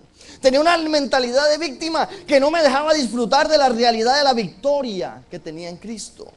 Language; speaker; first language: Spanish; native; Spanish